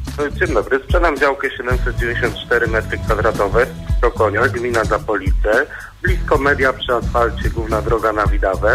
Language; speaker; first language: Polish; native; Polish